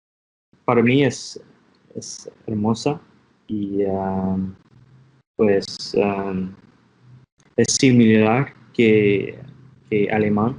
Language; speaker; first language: Spanish; non-native, learner; English